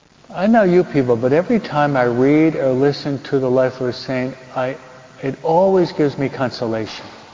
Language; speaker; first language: English; native; English